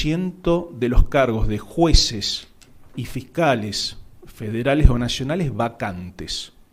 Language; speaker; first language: Spanish; native; Spanish